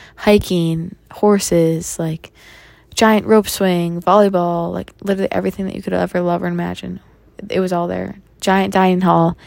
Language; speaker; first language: English; native; English